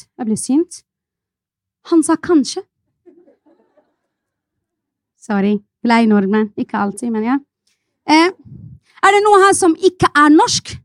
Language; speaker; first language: Norwegian; non-native, fluent; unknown